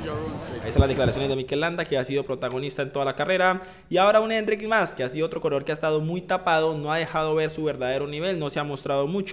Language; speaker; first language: Spanish; native; Spanish